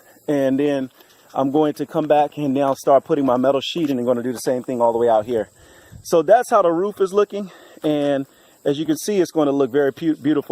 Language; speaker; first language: English; native; English